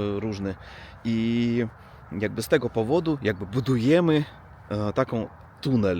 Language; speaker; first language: Polish; non-native, learner; Russian